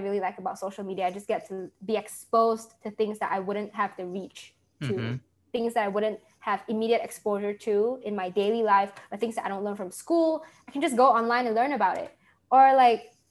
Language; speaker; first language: English; non-native, local second language; Malay